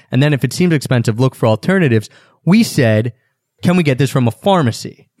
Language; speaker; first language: English; native; English